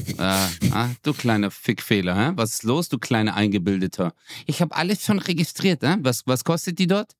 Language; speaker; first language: German; early bilingual, other home language; Turkish